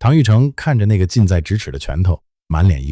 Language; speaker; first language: Chinese; native; Chinese